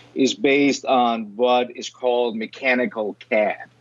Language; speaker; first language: English; non-native, fluent; Danish